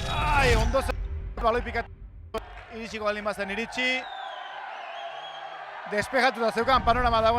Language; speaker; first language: Basque; native; Basque